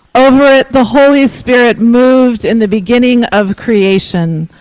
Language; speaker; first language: English; native; English